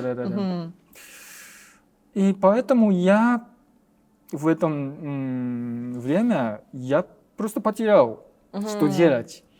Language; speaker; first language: Russian; non-native, learner; Japanese